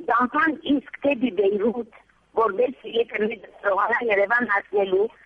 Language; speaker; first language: Armenian; early bilingual, heritage; Armenian